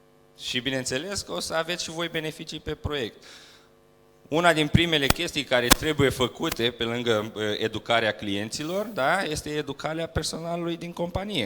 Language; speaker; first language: Romanian; native; Romanian